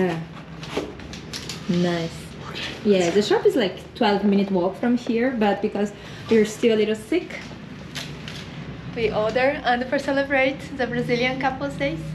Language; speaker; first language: English; non-native, fluent; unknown